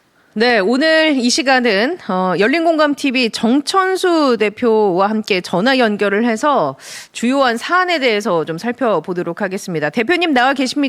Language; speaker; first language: Korean; native; Korean